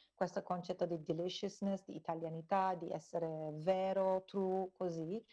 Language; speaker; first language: Italian; non-native, fluent; Turkish